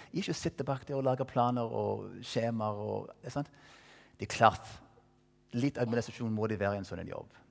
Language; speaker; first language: Norwegian; non-native, fluent; English